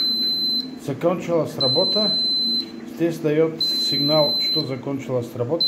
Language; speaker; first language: Russian; non-native, learner; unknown